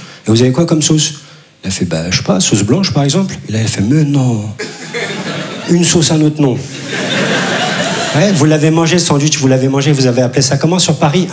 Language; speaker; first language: French; early bilingual, other home language; Turkish